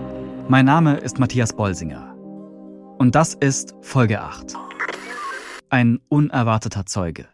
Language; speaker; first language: German; native; German